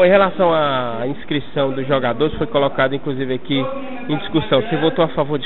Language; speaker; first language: Portuguese; native; Portuguese